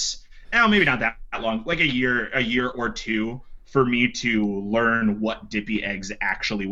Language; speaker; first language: English; native; English